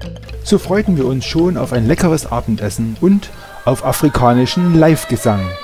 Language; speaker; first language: German; native; German